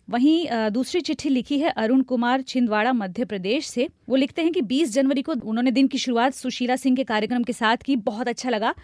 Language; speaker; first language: Hindi; native; Hindi